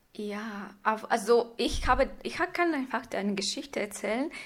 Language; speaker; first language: German; non-native, fluent; Russian